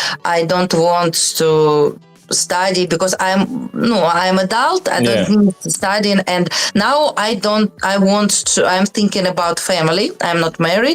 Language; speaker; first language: English; non-native, learner; Russian